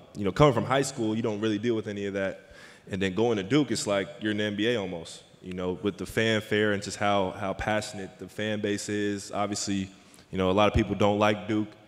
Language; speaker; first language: English; native; English